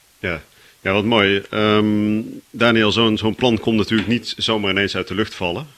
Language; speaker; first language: Dutch; native; Dutch